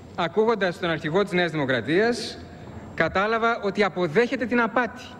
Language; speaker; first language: Greek; early bilingual, heritage; English